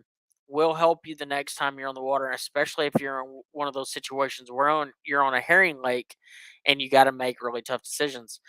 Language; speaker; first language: English; native; English